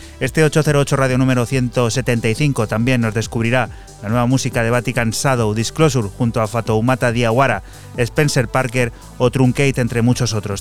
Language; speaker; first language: Spanish; native; Spanish